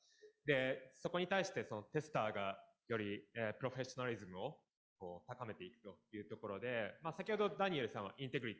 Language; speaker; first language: Japanese; native; Japanese